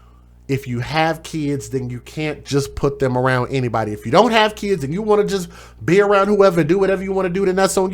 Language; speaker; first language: English; native; English